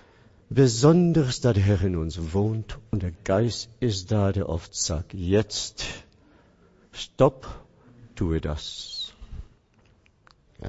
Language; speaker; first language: German; non-native, fluent; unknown